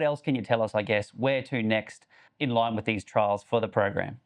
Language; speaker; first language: English; native; English